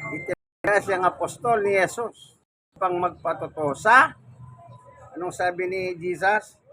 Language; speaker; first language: Filipino; native; Filipino